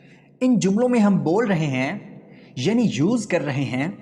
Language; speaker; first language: Urdu; native; Urdu